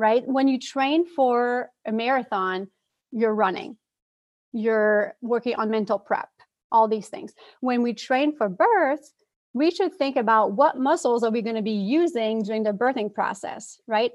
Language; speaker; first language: English; non-native, fluent; French